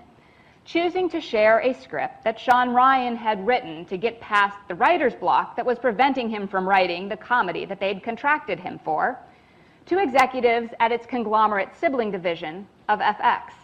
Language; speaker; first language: English; native; English